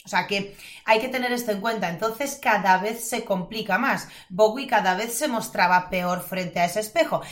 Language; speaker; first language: Spanish; non-native, fluent; Polish